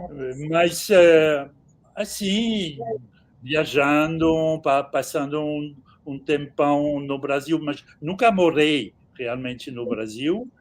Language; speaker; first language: Portuguese; non-native, fluent; French